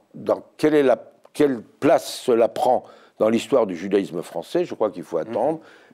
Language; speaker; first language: French; native; French